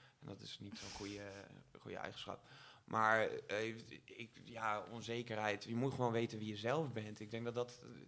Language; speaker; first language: Dutch; native; Dutch